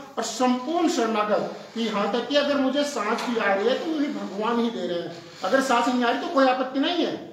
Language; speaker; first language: Hindi; native; Hindi